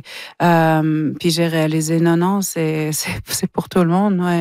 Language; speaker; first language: French; non-native, local second language; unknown